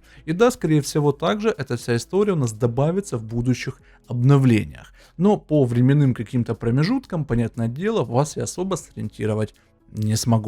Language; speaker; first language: Russian; native; Russian